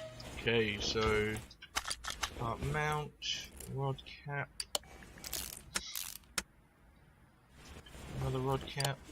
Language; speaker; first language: English; native; English